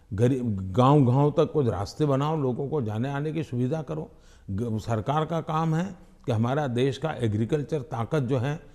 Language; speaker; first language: Hindi; non-native, local second language; Gujarati